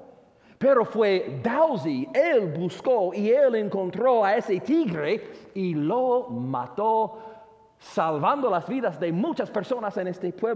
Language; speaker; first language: Spanish; non-native, fluent; English